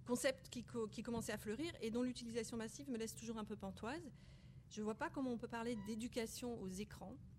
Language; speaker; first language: French; native; French